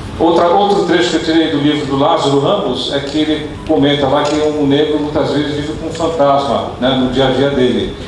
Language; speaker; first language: Portuguese; early bilingual, other home language; Dutch